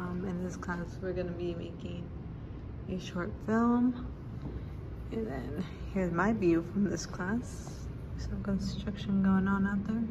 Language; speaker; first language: English; early bilingual, other home language; Spanish